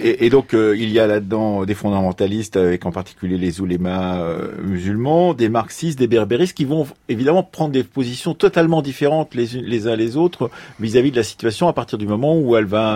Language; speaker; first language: French; native; French